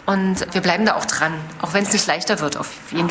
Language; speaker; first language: German; native; German